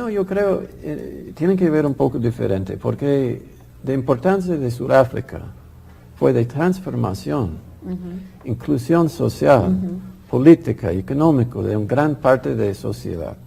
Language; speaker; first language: Spanish; non-native, fluent; English